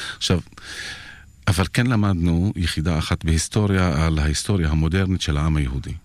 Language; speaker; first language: Hebrew; non-native, local second language; Arabic